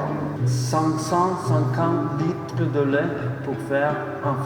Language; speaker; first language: French; non-native, learner; Italian